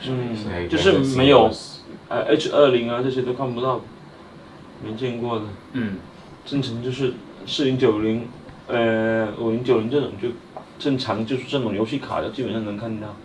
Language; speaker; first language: Chinese; native; Chinese